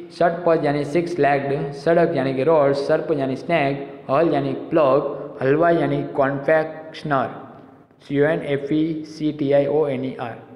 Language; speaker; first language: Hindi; non-native, local second language; Gujarati